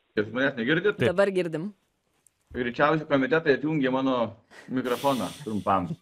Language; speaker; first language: Lithuanian; native; Lithuanian